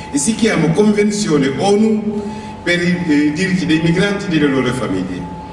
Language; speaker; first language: Italian; non-native, fluent; Wolof